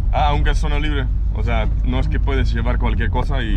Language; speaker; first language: Spanish; non-native, fluent; English